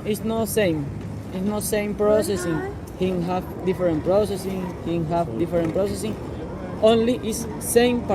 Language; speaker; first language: English; non-native, learner; Spanish